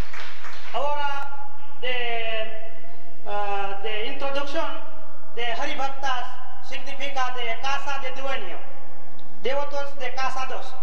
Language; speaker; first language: Spanish; non-native, learner; Gujarati